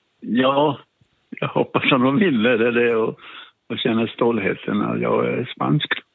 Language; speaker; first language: Swedish; non-native, fluent; Spanish